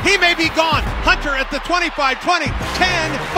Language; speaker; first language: English; native; English